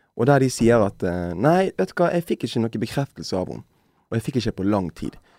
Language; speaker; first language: Norwegian; native; Norwegian